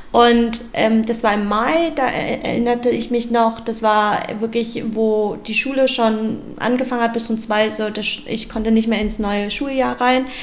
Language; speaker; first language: German; early bilingual, other home language; Vietnamese